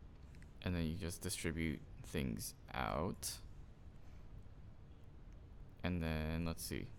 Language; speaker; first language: English; native; English